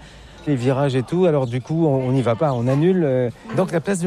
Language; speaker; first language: French; native; French